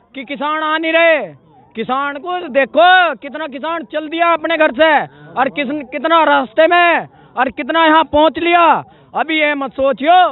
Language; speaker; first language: Hindi; native; Hindi